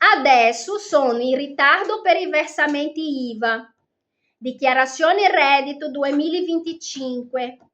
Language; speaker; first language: Italian; non-native, fluent; Portuguese